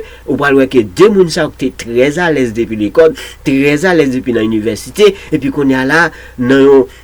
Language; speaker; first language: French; non-native, local second language; Haitian Creole